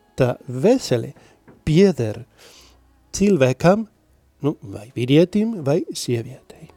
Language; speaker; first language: Latvian; non-native, learner; Spanish